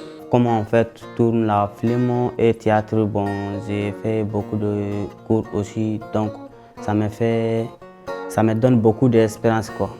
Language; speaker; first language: French; non-native, learner; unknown